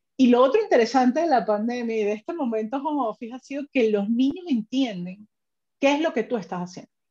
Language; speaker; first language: Spanish; native; Spanish